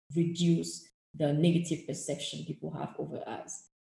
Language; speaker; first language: English; non-native, fluent; French